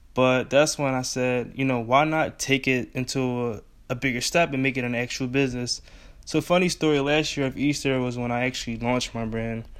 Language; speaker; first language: English; native; English